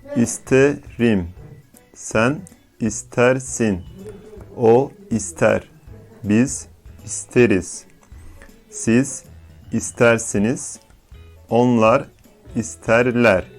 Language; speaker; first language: English; non-native, fluent; Turkish